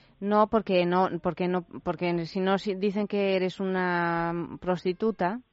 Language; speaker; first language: Spanish; native; Spanish